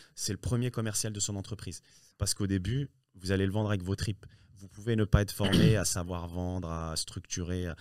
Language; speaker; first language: French; early bilingual, other home language; Riffian